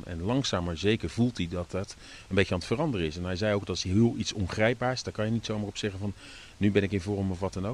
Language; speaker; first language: Dutch; native; Dutch